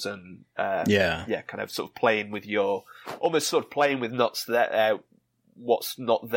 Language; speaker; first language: English; native; English